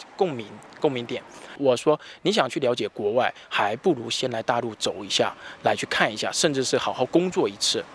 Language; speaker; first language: Chinese; native; Chinese